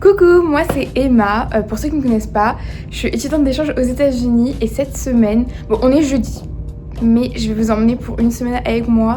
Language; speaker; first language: French; native; French